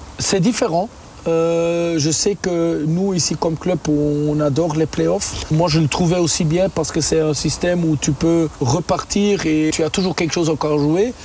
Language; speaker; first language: French; non-native, local second language; German